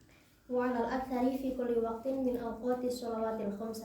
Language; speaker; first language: Arabic; non-native, learner; Indonesian